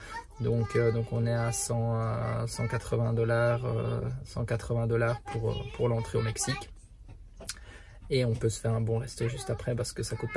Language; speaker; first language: French; native; French